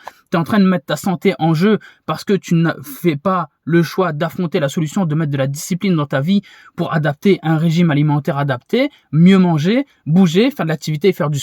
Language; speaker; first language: French; native; French